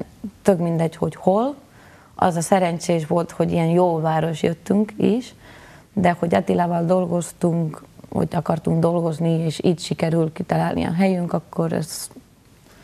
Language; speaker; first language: Hungarian; non-native, fluent; Spanish